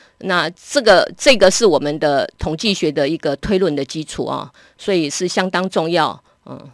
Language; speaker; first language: Chinese; native; Chinese